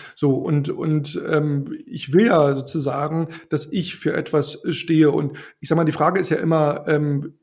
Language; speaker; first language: German; native; German